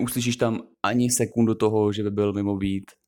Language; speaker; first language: Czech; native; Czech